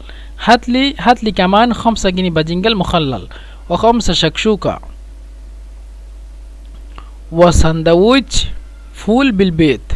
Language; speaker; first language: Arabic; non-native, fluent; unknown